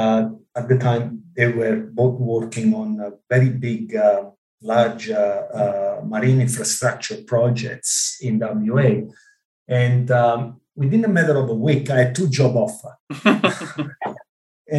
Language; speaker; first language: English; non-native, fluent; Italian